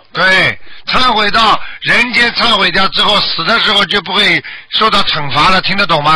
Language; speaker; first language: Chinese; native; Chinese